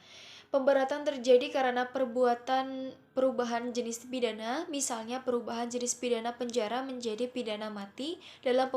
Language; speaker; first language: Indonesian; native; Indonesian